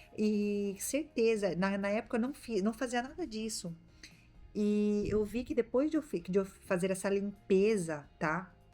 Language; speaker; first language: Portuguese; native; Portuguese